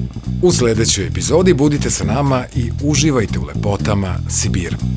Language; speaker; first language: Bosnian; native; Bosnian